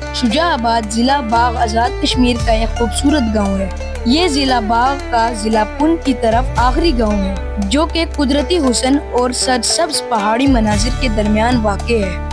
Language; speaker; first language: Urdu; non-native, local second language; Pahari-Potwari